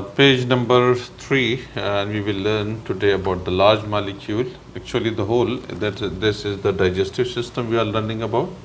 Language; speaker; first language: English; non-native, local second language; Urdu